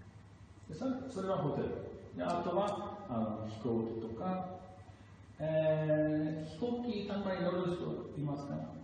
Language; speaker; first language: Japanese; non-native, fluent; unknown